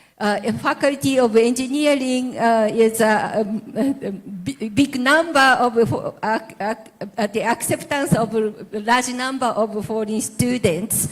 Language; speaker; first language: English; non-native, learner; Japanese